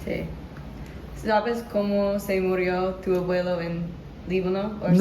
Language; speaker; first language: Spanish; non-native, learner; English